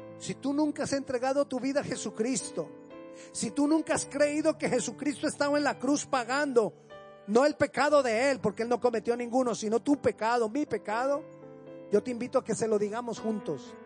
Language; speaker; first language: Spanish; native; Spanish